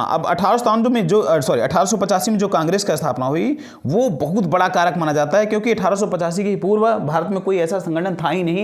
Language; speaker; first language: Hindi; native; Hindi